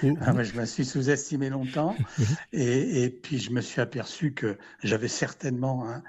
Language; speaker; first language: French; native; French